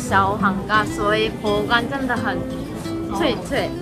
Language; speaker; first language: Chinese; non-native, learner; Korean